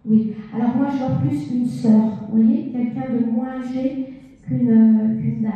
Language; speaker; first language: French; native; French